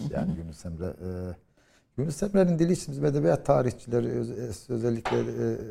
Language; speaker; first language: Turkish; native; Turkish